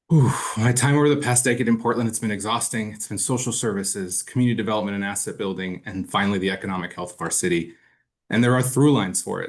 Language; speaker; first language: English; early bilingual, other home language; Spanish